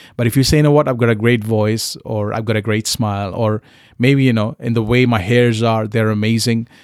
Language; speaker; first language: English; non-native, local second language; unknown